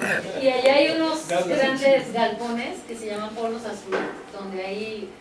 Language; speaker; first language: Spanish; native; Spanish